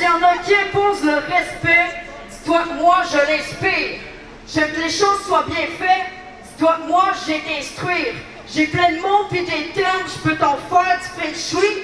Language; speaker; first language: French; native; French